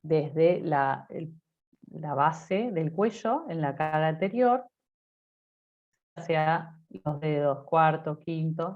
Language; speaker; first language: Spanish; native; Spanish